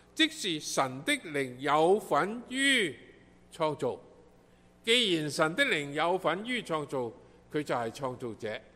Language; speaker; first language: Cantonese; native; Cantonese